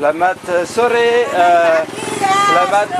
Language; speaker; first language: Indonesian; non-native, learner; French